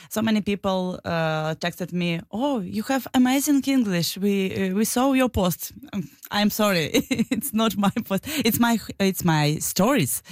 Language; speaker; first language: English; non-native, learner; Ukrainian